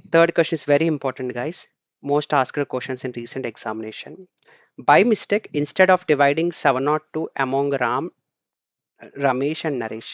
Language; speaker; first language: English; non-native, local second language; Telugu